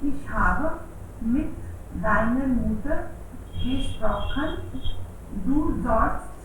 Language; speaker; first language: German; non-native, learner; Hindi